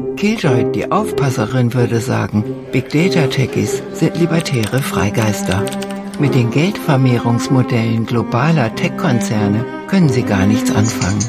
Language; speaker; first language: German; native; German